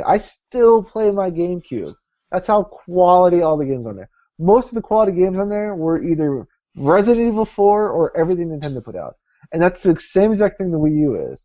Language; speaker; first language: English; native; English